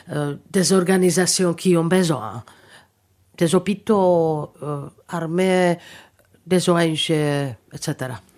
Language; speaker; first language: French; non-native, fluent; Czech